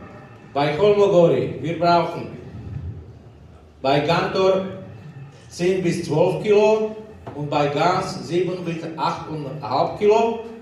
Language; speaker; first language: German; non-native, learner; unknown